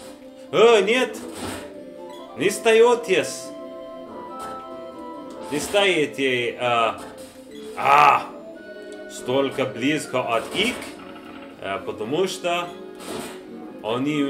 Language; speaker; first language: Russian; non-native, learner; English